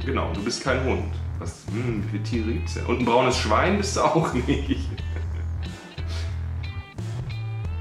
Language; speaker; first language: German; native; German